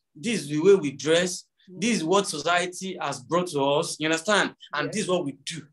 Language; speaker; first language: English; non-native, local second language; Yoruba